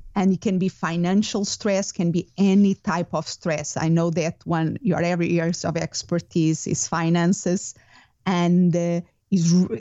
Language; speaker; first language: English; non-native, fluent; Portuguese